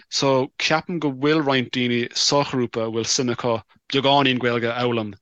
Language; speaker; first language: Irish; non-native, local second language; English